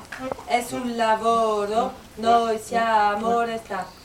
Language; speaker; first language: Italian; non-native, fluent; French